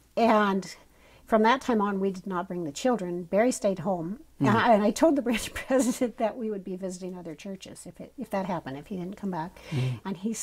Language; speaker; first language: English; native; English